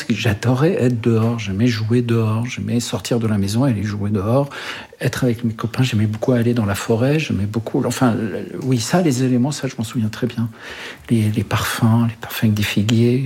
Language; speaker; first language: French; early bilingual, other home language; Arabic